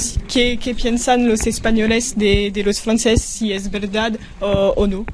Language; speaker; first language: Spanish; non-native, learner; French